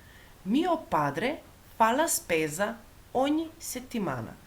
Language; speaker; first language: Italian; non-native, fluent; Macedonian